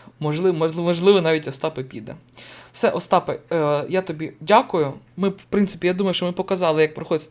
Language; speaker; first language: Ukrainian; native; Ukrainian